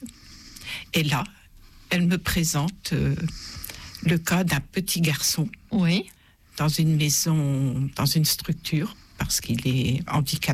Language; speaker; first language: French; native; French